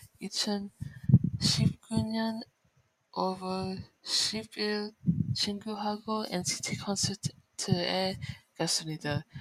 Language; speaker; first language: Korean; non-native, learner; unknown